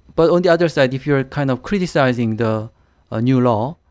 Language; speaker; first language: English; non-native, fluent; Korean